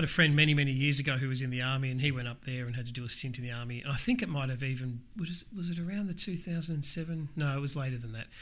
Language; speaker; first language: English; native; English